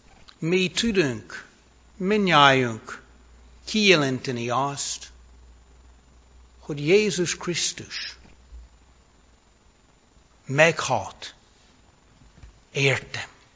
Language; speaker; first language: Hungarian; non-native, fluent; English